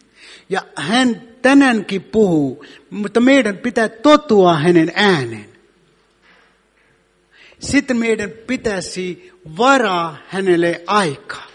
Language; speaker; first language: Finnish; non-native, fluent; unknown